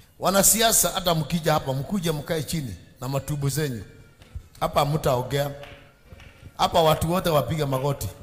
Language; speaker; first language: Swahili; native; Swahili